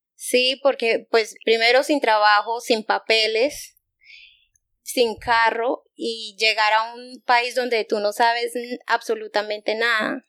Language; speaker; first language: Spanish; native; Spanish